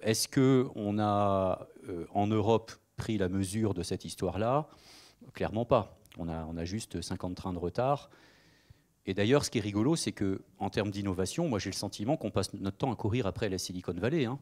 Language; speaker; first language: French; native; French